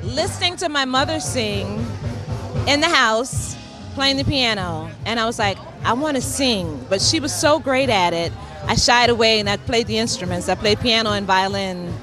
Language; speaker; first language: English; native; English